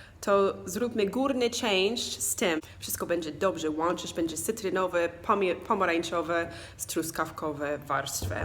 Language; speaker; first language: Polish; non-native, learner; English